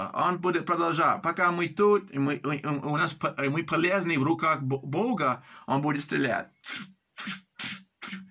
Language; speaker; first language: Russian; early bilingual, heritage; English